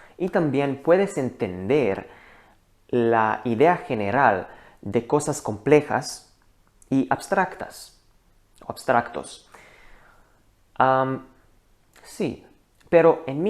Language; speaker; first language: Spanish; non-native, learner; Hebrew